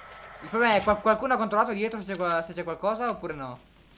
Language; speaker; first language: Italian; native; Italian